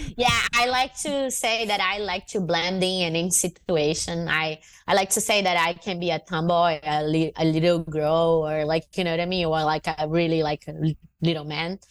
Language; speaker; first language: English; non-native, fluent; Portuguese